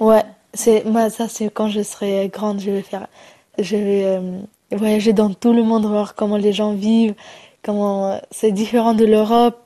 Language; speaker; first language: French; non-native, fluent; Romany